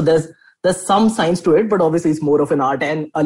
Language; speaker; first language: English; non-native, local second language; Hindi